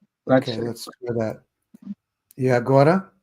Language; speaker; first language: Portuguese; non-native, fluent; English